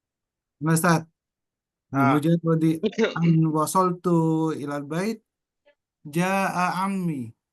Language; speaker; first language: Arabic; non-native, learner; Indonesian